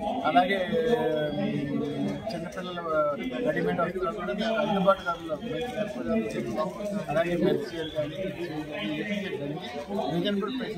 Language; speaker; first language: Telugu; native; Telugu